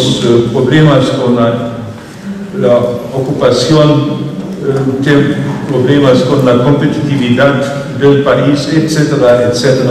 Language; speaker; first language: Portuguese; non-native, fluent; German